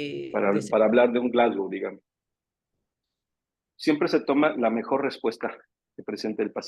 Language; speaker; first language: Spanish; native; Spanish